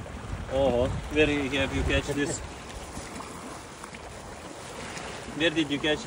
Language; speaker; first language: English; non-native, learner; Lithuanian